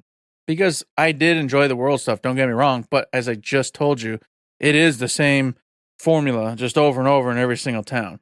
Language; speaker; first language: English; native; English